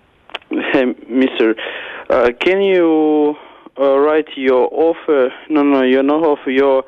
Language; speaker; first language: English; non-native, learner; Russian